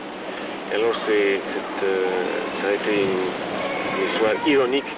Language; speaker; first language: French; non-native, fluent; Italian